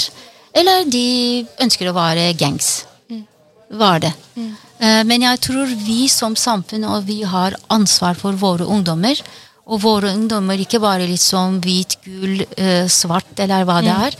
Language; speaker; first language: Norwegian; non-native, fluent; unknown